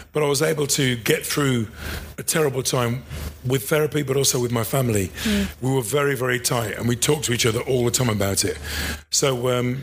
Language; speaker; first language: English; native; English